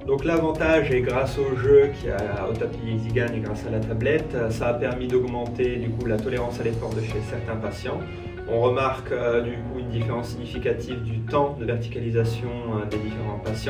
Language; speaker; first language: French; native; French